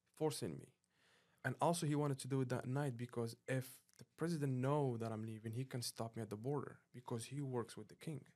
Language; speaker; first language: English; non-native, fluent; Arabic